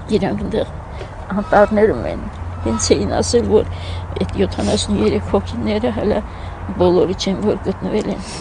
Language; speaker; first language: Armenian; native; Armenian